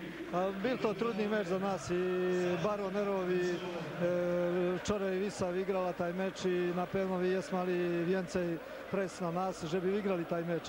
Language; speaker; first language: Polish; non-native, learner; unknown